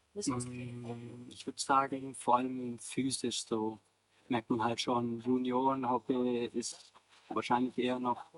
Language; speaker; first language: German; native; German